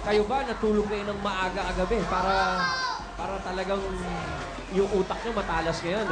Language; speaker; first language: Filipino; native; Filipino